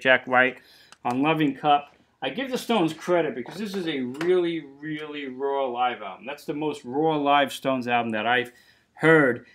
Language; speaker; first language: English; native; English